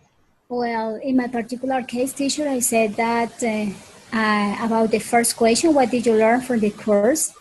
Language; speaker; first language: English; non-native, fluent; Spanish